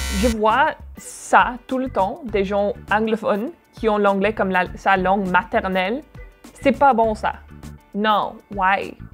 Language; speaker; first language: French; non-native, fluent; English